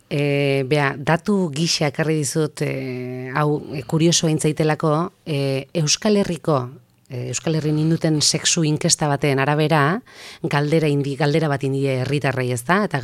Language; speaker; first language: Basque; native; Basque